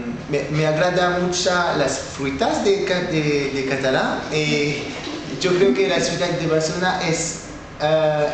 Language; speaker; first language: Spanish; non-native, learner; French